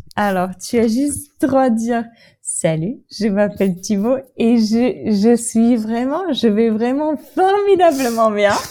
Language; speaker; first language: French; non-native, fluent; Czech